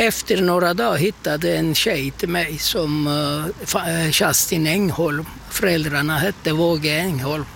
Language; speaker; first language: Swedish; non-native, fluent; Turkish